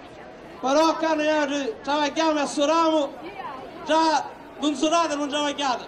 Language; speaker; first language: Italian; non-native, local second language; Sicilian